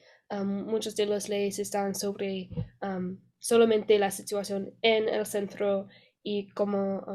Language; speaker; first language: Spanish; non-native, learner; English